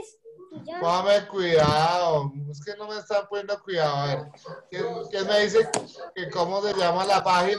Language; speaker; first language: Spanish; native; Spanish